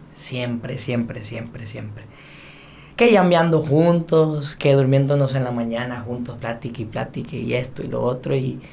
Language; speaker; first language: Spanish; native; Spanish